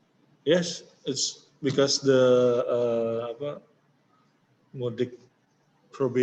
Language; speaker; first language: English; non-native, learner; Indonesian